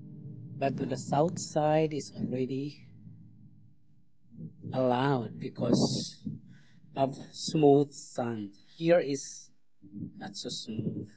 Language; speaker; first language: English; non-native, learner; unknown